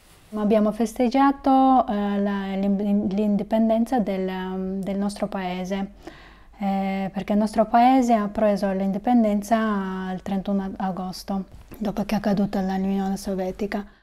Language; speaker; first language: Italian; non-native, fluent; Kyrgyz